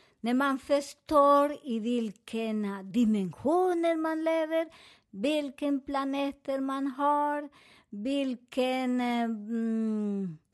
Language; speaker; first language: Swedish; non-native, learner; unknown